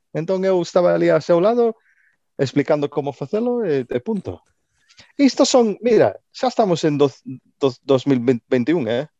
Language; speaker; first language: Galician; native; Galician